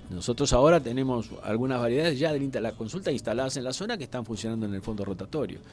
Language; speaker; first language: Spanish; native; Spanish